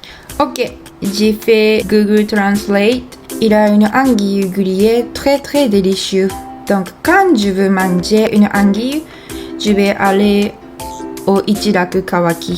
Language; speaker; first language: French; non-native, fluent; Japanese